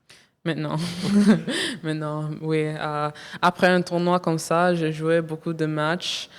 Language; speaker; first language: French; non-native, local second language; English